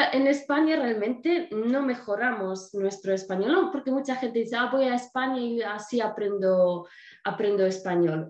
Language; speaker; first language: Spanish; non-native, fluent; Polish